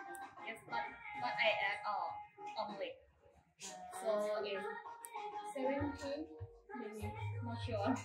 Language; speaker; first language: English; non-native, learner; Thai